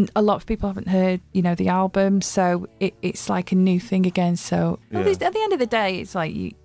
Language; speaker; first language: English; native; English